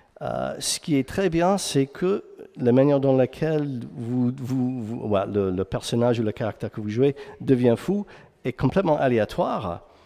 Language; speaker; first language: French; non-native, fluent; English